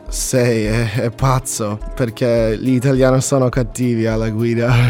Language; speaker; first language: Italian; non-native, learner; English